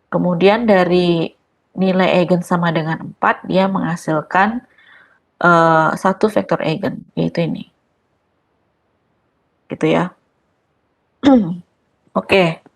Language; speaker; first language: Indonesian; native; Indonesian